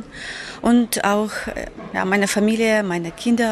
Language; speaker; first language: German; non-native, fluent; Ukrainian